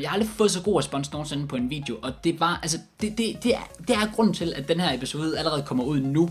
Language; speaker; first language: Danish; native; Danish